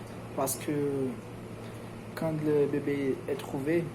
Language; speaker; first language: French; non-native, learner; Portuguese